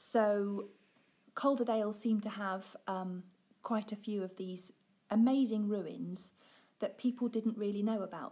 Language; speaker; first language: English; native; English